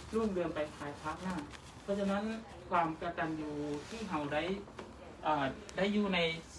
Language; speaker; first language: Thai; native; Thai